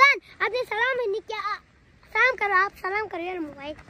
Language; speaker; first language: Hindi; non-native, local second language; Khowar